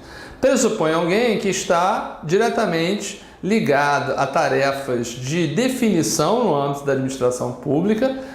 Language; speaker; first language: Portuguese; native; Portuguese